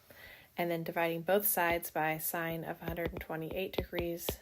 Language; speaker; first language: English; native; English